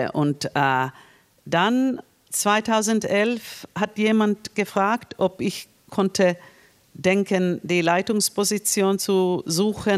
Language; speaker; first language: German; non-native, fluent; Finnish